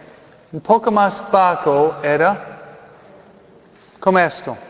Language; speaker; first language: Spanish; non-native, fluent; French